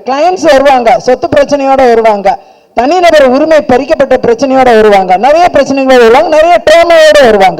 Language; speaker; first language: Tamil; native; Tamil